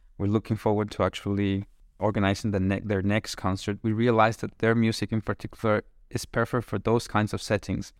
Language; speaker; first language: English; non-native, fluent; Spanish